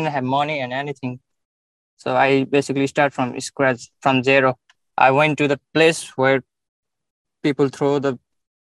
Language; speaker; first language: English; non-native, local second language; Nepali